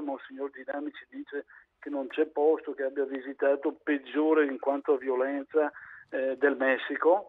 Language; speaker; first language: Italian; native; Italian